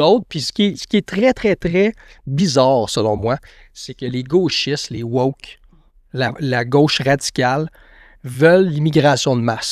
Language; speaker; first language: French; native; French